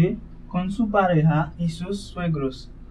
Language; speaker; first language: Spanish; non-native, fluent; Haitian Creole